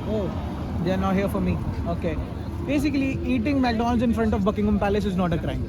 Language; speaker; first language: English; non-native, local second language; Hindi